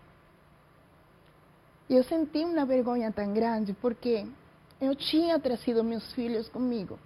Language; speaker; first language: Portuguese; non-native, fluent; Spanish